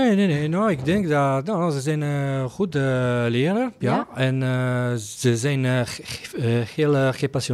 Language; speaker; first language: Dutch; non-native, learner; Italian